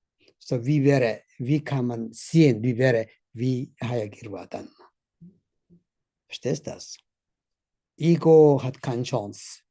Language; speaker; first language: German; non-native, learner; Tibetan